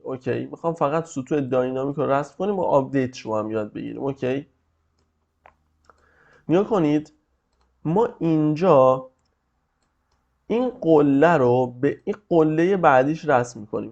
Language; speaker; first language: Persian; native; Persian